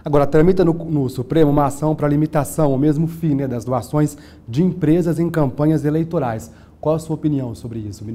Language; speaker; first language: Portuguese; native; Portuguese